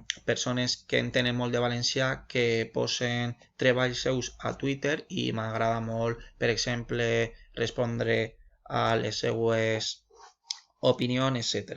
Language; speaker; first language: Catalan; non-native, local second language; Spanish